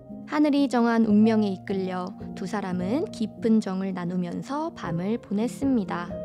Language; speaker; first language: Korean; native; Korean